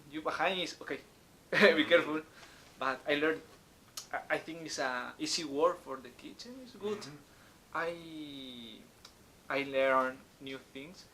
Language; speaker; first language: English; non-native, learner; Spanish